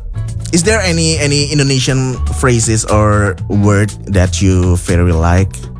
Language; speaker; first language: English; non-native, fluent; Indonesian